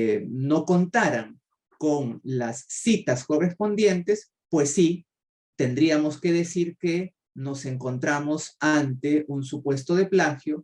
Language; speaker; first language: Spanish; native; Spanish